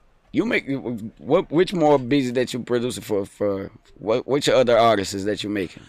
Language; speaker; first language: English; non-native, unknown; Portuguese